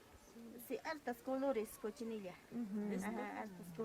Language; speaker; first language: Spanish; non-native, local second language; Quechua